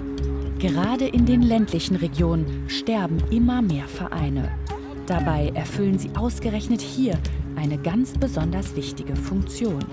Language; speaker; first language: German; native; German